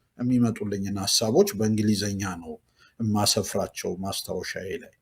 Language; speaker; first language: Amharic; native; Amharic